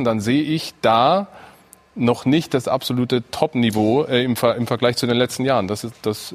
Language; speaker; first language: German; native; German